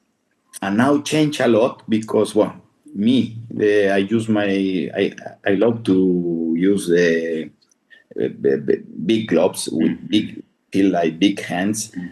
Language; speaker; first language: English; non-native, fluent; Spanish